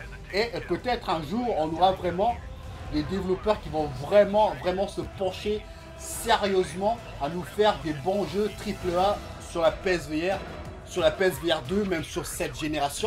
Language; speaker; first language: French; native; French